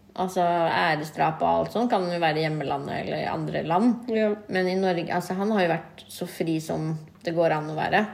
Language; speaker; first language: Norwegian; early bilingual, other home language; Kurdish